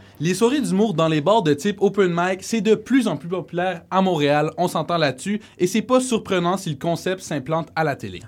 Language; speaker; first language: French; native; French